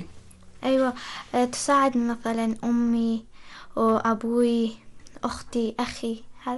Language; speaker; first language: Arabic; non-native, learner; Persian